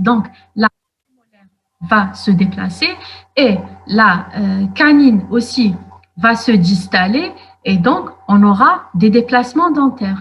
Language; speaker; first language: French; non-native, local second language; Arabic